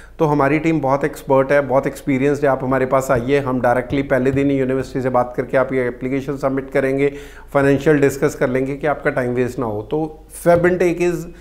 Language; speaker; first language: Hindi; non-native, local second language; Punjabi